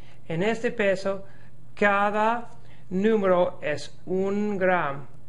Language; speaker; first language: Spanish; non-native, learner; English